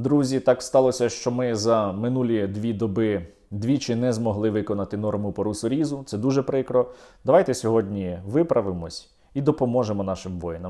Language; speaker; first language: Ukrainian; native; Ukrainian